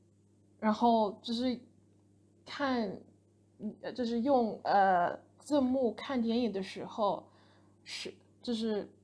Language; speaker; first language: Chinese; non-native, fluent; English